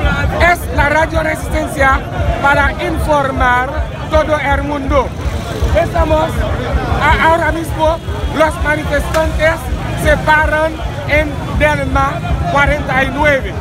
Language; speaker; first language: Spanish; non-native, fluent; Haitian Creole